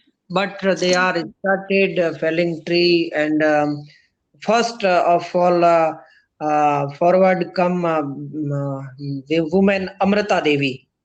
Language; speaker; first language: English; non-native, learner; Rajasthani